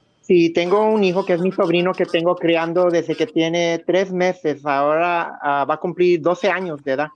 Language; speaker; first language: Spanish; early bilingual, heritage; Spanish